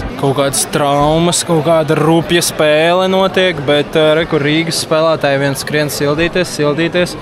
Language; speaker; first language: Latvian; native; Latvian